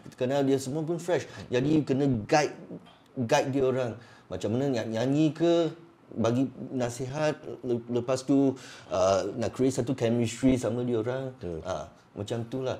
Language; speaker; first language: Malay; non-native, local second language; Cantonese